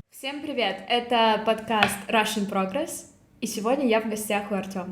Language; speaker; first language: Russian; native; Russian